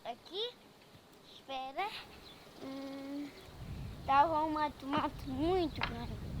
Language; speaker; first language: Portuguese; non-native, learner; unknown